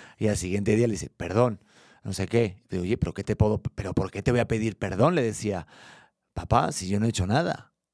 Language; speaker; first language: Spanish; native; Spanish